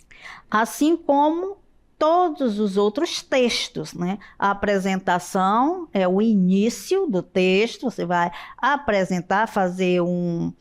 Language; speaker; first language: Portuguese; native; Portuguese